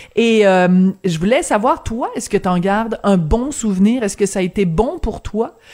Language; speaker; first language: French; native; French